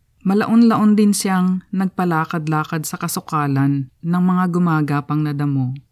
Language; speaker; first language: Filipino; native; Filipino